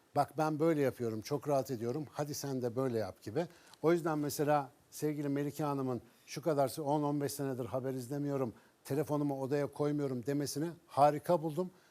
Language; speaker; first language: Turkish; native; Turkish